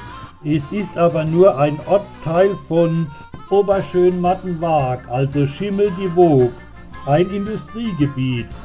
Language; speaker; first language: German; native; German